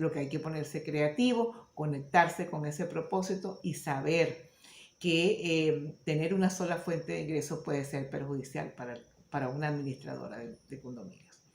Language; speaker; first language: Spanish; native; Spanish